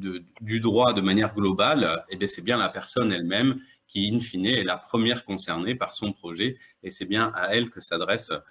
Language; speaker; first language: French; native; French